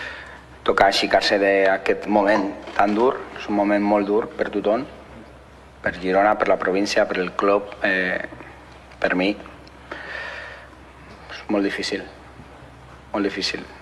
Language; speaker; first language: Catalan; non-native, local second language; Spanish